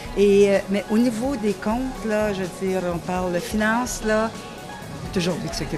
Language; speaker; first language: French; native; French